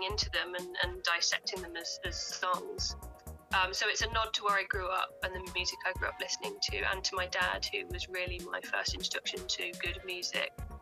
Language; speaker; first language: English; native; English